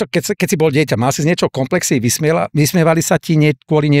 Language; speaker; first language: Slovak; native; Slovak